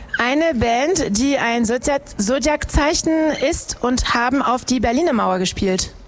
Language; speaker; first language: German; non-native, fluent; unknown